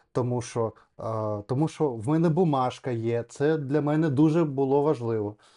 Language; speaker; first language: Ukrainian; non-native, local second language; Russian